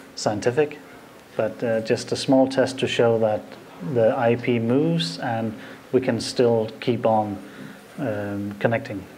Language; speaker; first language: English; non-native, fluent; Danish